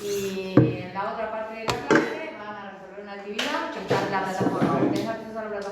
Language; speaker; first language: Spanish; native; Spanish